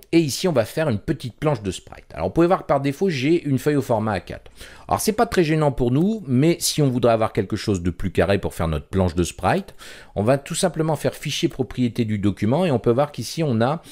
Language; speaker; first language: French; native; French